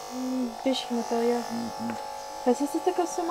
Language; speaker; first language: Lithuanian; early bilingual, other home language; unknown